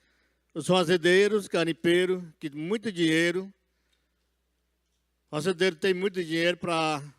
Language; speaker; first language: Portuguese; non-native, local second language; Yanomámi